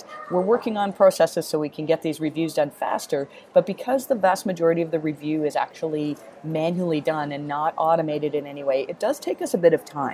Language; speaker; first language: English; native; English